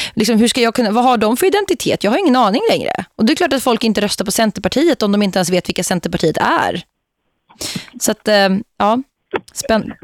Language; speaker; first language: Swedish; native; Swedish